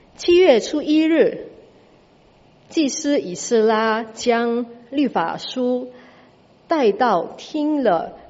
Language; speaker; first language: Chinese; non-native, fluent; Indonesian